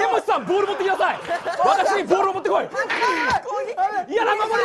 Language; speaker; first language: Japanese; native; Japanese